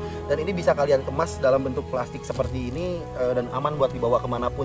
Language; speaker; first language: Indonesian; native; Indonesian